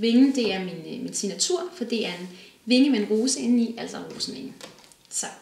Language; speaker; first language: Danish; native; Danish